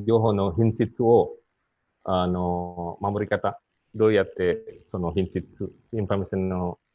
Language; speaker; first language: Japanese; non-native, fluent; Indonesian